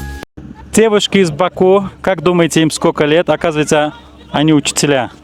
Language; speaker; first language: Russian; native; Russian